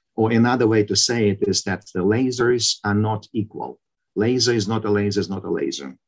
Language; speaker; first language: English; non-native, fluent; Ukrainian